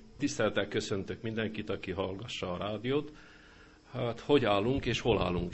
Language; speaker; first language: Hungarian; native; Hungarian